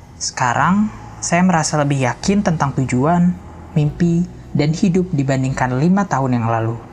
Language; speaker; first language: Indonesian; non-native, fluent; Persian